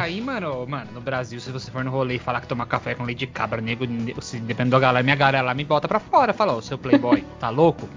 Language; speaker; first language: Portuguese; native; Portuguese